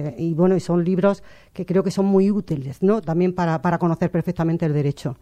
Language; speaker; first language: Spanish; native; Spanish